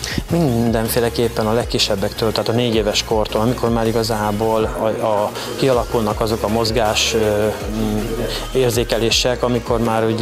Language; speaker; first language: Hungarian; native; Hungarian